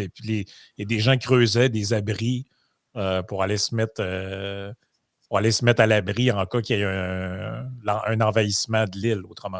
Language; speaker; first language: French; native; French